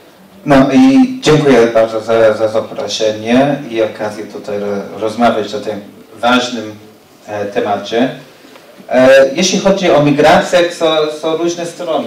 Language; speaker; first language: Polish; non-native, learner; English